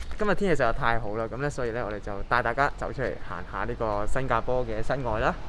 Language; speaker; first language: Cantonese; native; Cantonese